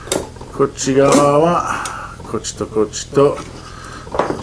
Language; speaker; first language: Japanese; non-native, fluent; English